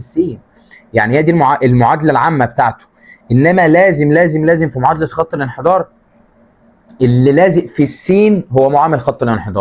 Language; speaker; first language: Arabic; native; Arabic